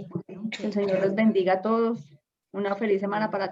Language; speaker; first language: Spanish; native; Spanish